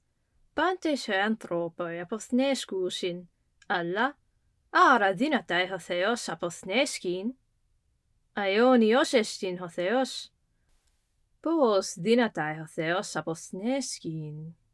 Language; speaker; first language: Greek; non-native, fluent; English